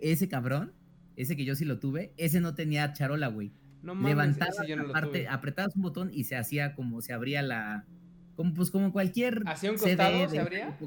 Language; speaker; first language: Spanish; native; Spanish